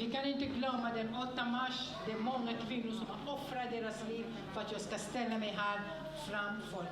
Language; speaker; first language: Swedish; non-native, fluent; French